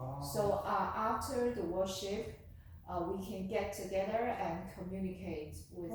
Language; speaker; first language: English; non-native, learner; Chinese